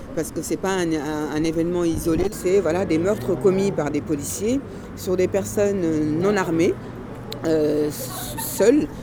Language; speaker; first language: French; early bilingual, other home language; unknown